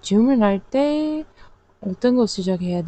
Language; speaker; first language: Korean; non-native, learner; English